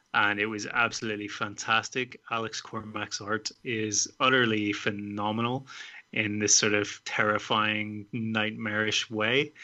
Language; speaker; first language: English; native; English